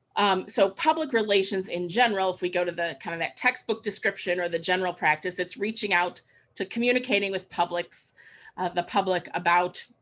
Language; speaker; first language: English; native; English